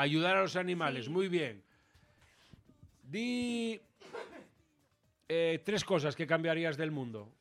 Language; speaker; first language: Spanish; native; Spanish